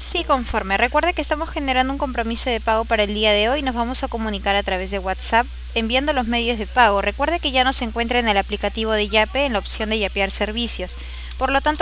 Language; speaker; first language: Spanish; native; Spanish